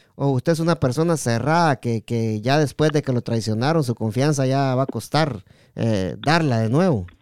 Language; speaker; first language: Spanish; native; Spanish